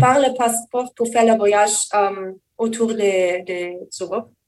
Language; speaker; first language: French; non-native, learner; German